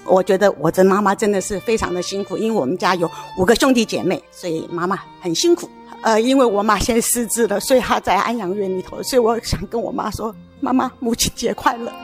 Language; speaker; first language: Chinese; native; Chinese